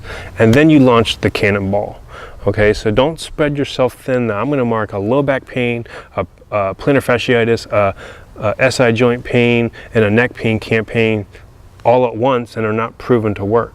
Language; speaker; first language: English; native; English